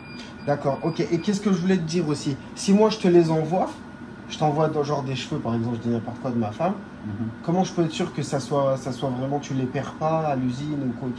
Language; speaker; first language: French; native; French